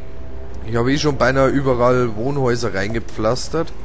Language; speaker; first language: German; native; German